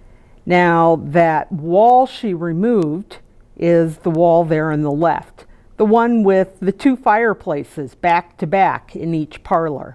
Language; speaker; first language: English; native; English